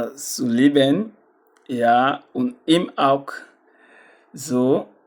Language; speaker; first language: German; non-native, learner; French